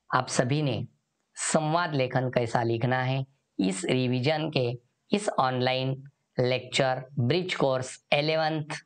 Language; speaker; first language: Hindi; non-native, local second language; Marathi